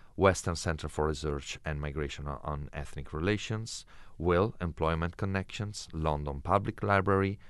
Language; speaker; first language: English; non-native, fluent; Italian